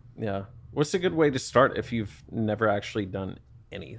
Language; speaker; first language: English; native; English